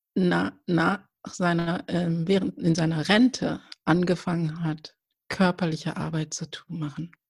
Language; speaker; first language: German; early bilingual, other home language; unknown